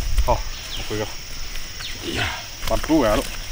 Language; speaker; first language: Chinese; native; Chinese